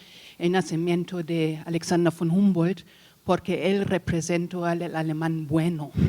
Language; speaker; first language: Spanish; non-native, learner; German